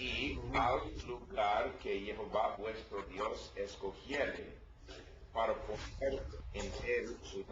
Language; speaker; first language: Spanish; non-native, learner; English